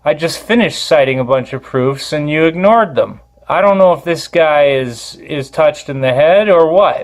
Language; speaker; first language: English; native; English